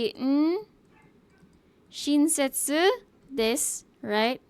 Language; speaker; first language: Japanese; non-native, fluent; Hiligaynon